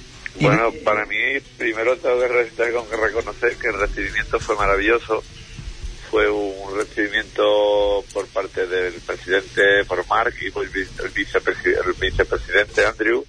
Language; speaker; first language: Spanish; native; Spanish